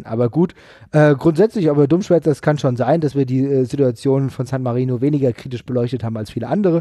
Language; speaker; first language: German; native; German